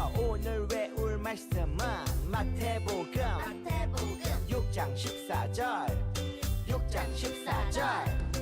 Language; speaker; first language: Korean; native; Korean